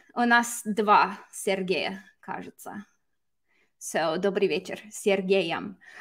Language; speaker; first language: Russian; non-native, fluent; English